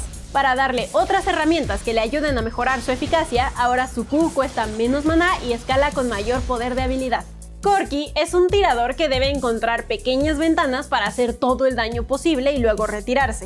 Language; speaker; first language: Spanish; native; Spanish